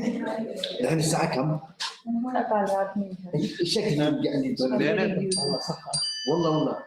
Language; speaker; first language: Arabic; native; Arabic